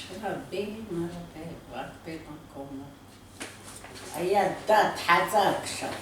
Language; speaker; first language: Hebrew; non-native, learner; Arabic